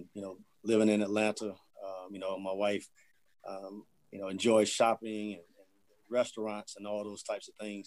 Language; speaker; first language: English; native; English